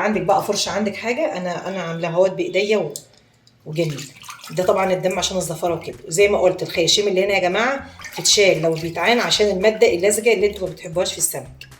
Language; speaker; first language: Arabic; native; Arabic